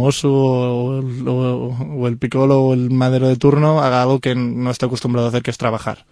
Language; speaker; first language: Spanish; native; Spanish